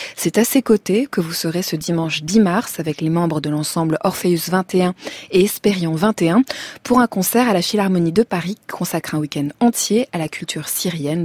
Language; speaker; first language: French; native; French